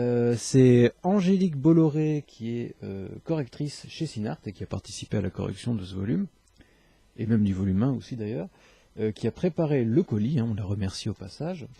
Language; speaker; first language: French; native; French